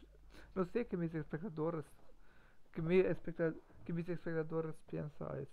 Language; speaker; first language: Spanish; non-native, learner; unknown